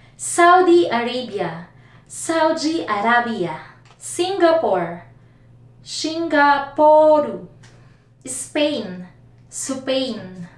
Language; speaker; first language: English; non-native, local second language; Filipino